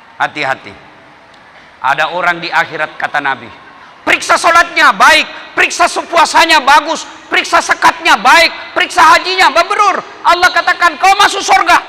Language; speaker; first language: Indonesian; non-native, local second language; Buginese